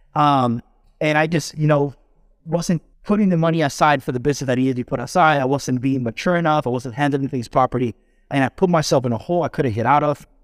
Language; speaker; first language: English; early bilingual, other home language; Spanish